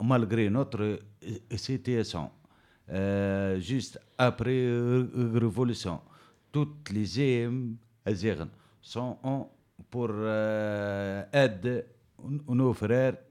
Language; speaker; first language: French; non-native, learner; Berber languages